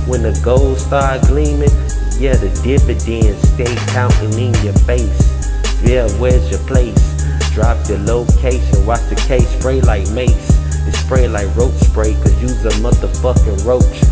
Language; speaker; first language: English; native; English